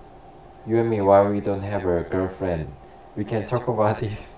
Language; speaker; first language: English; non-native, learner; Korean